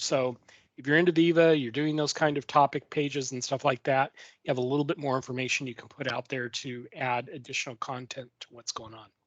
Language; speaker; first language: English; native; English